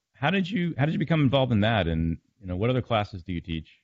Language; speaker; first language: English; native; English